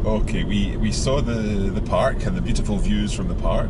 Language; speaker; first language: English; native; English